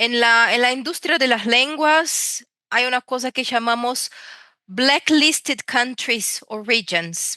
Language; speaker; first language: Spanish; non-native, fluent; Portuguese